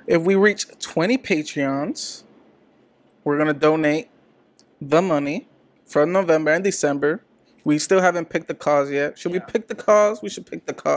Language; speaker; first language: English; early bilingual, other home language; Spanish